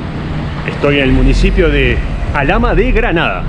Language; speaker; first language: Spanish; native; Spanish